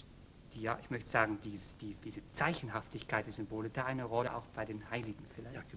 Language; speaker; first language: German; native; German